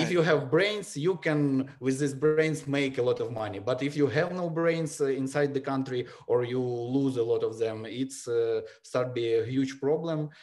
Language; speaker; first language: English; non-native, learner; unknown